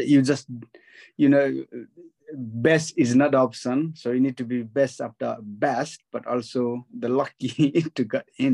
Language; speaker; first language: English; non-native, local second language; Nepali